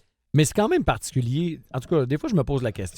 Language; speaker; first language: French; native; French